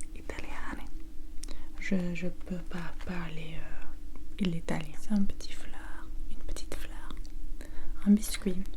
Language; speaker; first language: French; non-native, learner; English